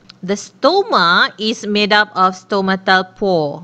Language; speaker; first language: English; non-native, local second language; Malay